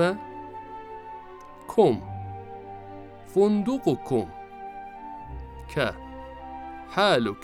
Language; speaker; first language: Arabic; non-native, fluent; Persian